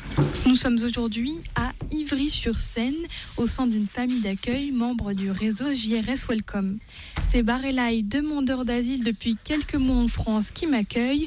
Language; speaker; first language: French; native; French